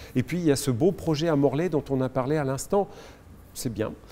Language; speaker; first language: French; native; French